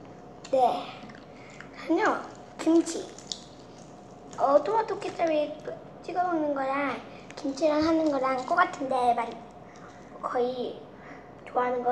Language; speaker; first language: Korean; early bilingual, heritage; Korean